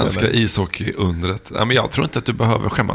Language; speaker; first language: Swedish; native; Swedish